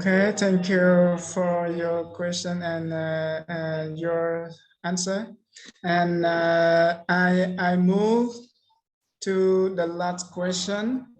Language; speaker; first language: English; non-native, learner; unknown